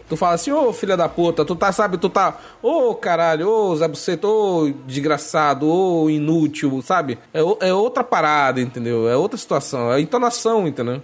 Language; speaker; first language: Portuguese; native; Portuguese